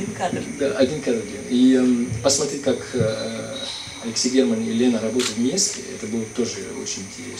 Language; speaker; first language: Russian; non-native, fluent; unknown